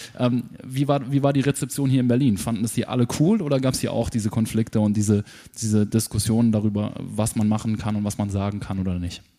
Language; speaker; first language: German; native; German